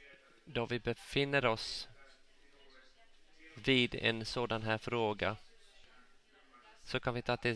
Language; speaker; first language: Swedish; non-native, local second language; Finnish